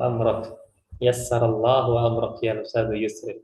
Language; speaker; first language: Arabic; non-native, fluent; Indonesian